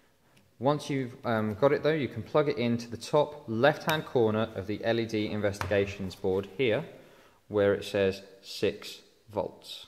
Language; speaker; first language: English; native; English